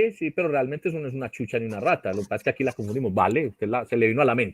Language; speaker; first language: Spanish; native; Spanish